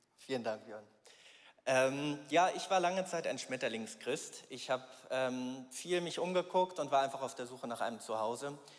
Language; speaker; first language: German; native; German